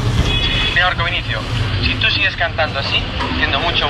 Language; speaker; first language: Spanish; native; Spanish